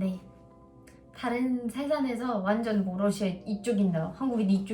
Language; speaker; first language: Korean; non-native, learner; Russian